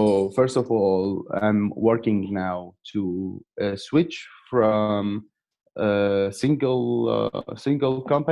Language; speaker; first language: English; non-native, learner; Arabic